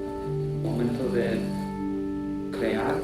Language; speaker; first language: Spanish; non-native, fluent; English